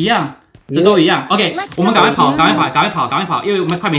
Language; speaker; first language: Chinese; early bilingual, heritage; Chinese